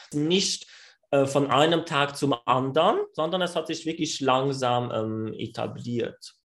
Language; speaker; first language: German; non-native, fluent; French